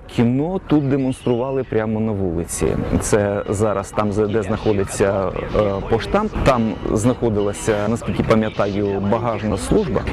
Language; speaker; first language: Ukrainian; native; Ukrainian